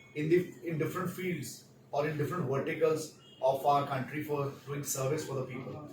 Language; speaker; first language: English; non-native, local second language; Punjabi